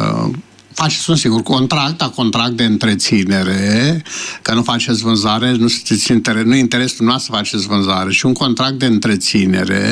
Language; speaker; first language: Romanian; native; Romanian